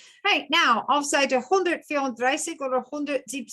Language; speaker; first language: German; non-native, fluent; English